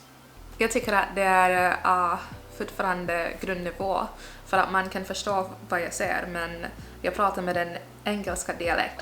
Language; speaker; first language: Swedish; non-native, learner; English